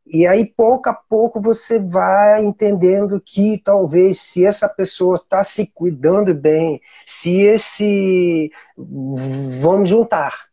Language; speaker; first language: Portuguese; non-native, fluent; French